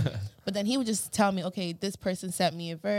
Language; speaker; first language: English; native; English